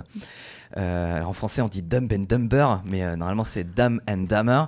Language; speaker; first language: French; native; French